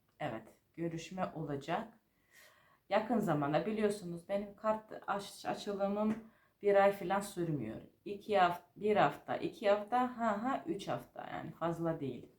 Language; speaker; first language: Turkish; non-native, fluent; Georgian